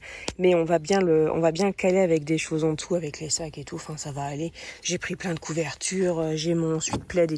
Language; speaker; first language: French; native; French